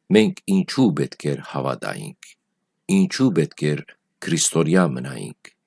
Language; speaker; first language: Armenian; native; Armenian